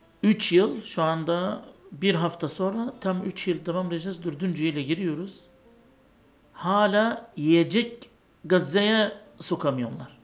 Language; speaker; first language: Turkish; non-native, fluent; Arabic